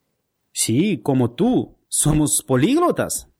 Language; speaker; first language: Spanish; non-native, fluent; Russian